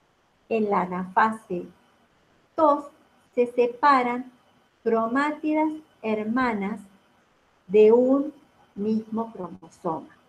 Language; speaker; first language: Spanish; native; Spanish